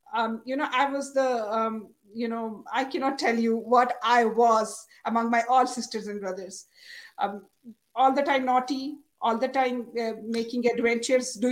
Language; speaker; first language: English; non-native, local second language; Urdu